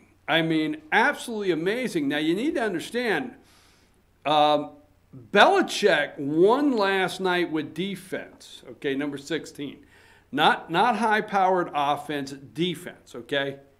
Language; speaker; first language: English; native; English